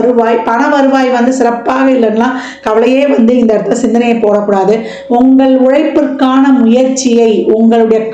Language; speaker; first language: Tamil; native; Tamil